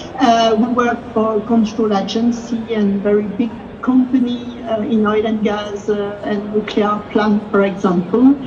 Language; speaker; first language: English; non-native, learner; French